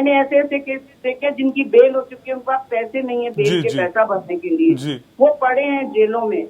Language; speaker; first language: Hindi; native; Hindi